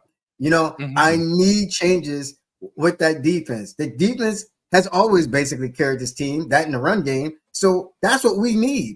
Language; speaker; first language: English; native; English